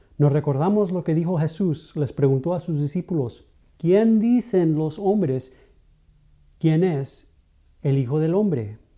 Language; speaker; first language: Spanish; non-native, fluent; English